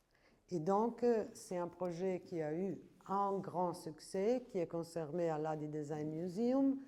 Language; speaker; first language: French; non-native, fluent; Italian